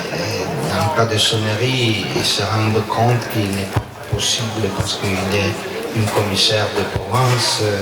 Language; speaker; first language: French; non-native, learner; Italian